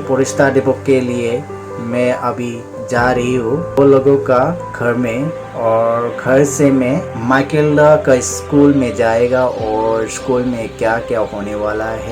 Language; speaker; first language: Hindi; non-native, local second language; Bodo